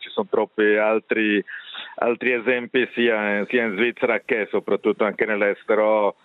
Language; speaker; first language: Italian; non-native, local second language; German